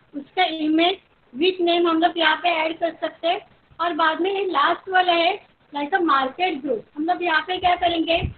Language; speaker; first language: Hindi; non-native, local second language; Marathi